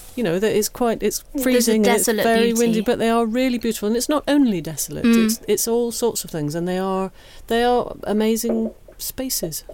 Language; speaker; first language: English; native; English